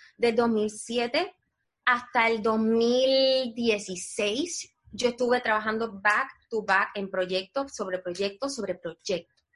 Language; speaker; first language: Spanish; native; Spanish